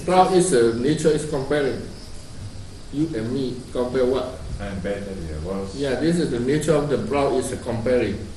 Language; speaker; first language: English; non-native, learner; Burmese